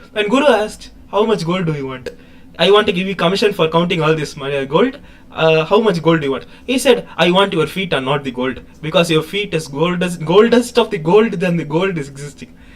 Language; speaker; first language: English; non-native, local second language; Tamil